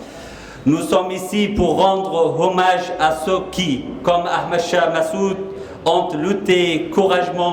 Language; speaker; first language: French; non-native, fluent; Persian